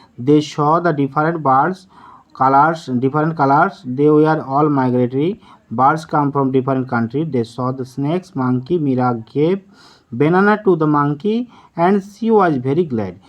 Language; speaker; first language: English; non-native, local second language; Bangla